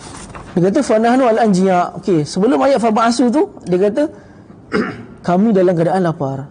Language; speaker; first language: Malay; native; Malay